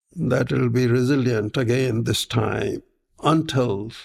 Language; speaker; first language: English; non-native, local second language; Punjabi